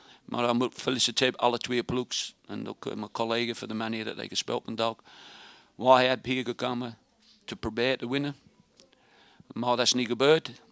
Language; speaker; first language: Dutch; non-native, learner; English